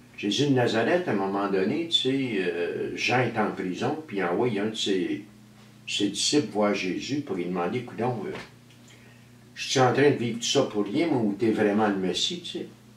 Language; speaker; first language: French; native; French